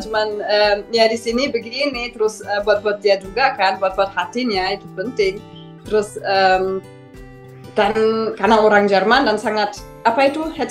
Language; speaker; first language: Indonesian; non-native, fluent; German